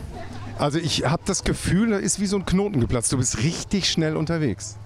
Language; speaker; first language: German; native; German